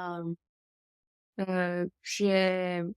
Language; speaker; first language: French; non-native, learner; English